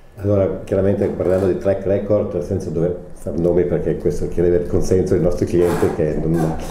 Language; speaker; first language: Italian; non-native, local second language; German